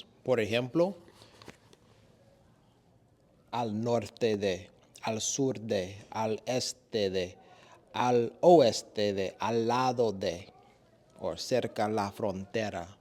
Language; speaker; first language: Spanish; non-native, learner; English